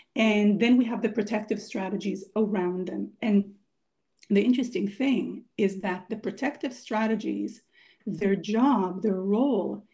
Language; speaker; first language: English; non-native, fluent; Hebrew